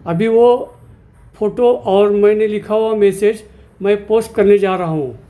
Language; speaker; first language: Hindi; non-native, local second language; Marathi